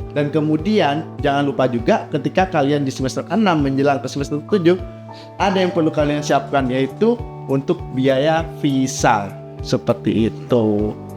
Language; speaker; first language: Indonesian; native; Indonesian